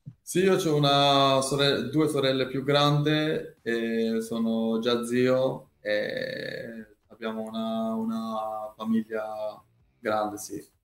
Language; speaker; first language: Italian; non-native, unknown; Albanian